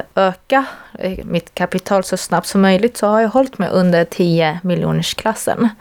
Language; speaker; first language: Swedish; native; Swedish